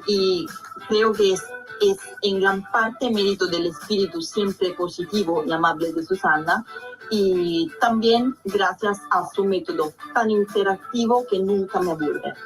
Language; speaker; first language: Spanish; non-native, learner; Italian